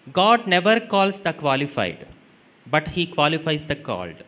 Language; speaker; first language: English; non-native, local second language; Telugu